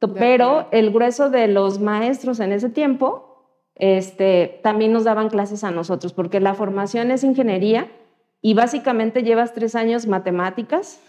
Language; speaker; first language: Spanish; native; Spanish